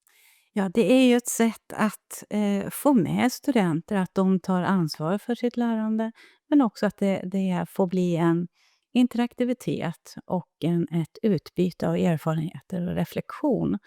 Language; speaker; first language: Swedish; native; Swedish